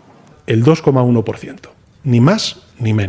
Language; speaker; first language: Spanish; native; Spanish